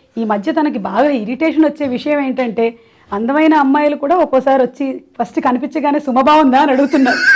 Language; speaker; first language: Telugu; non-native, local second language; Malayalam